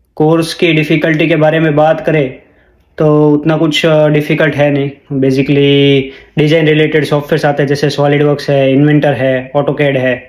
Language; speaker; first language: Hindi; non-native, local second language; Gujarati